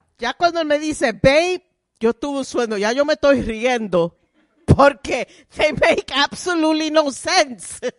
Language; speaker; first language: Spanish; early bilingual, heritage; Spanish